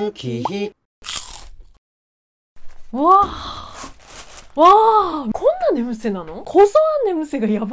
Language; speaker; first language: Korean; non-native, learner; Japanese